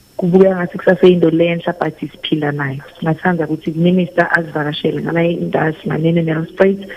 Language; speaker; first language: Zulu; non-native, local second language; Swati